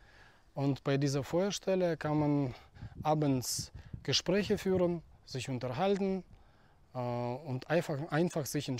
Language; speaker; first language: German; non-native, fluent; Russian